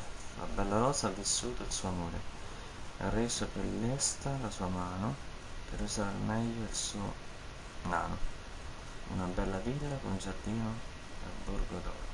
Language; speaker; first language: Italian; native; Italian